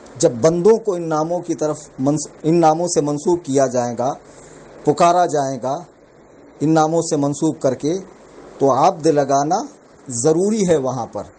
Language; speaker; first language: Urdu; native; Urdu